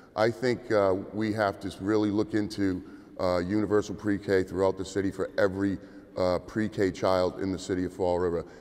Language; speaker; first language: English; native; English